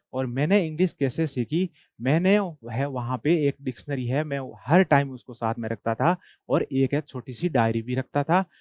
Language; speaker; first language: Hindi; non-native, local second language; Marwari